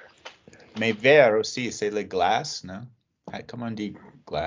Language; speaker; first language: French; non-native, learner; English